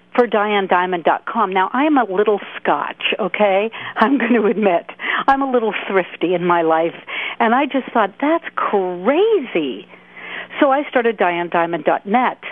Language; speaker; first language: English; native; English